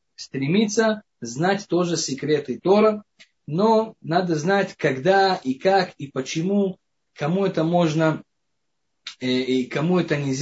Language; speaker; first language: Russian; non-native, fluent; Hebrew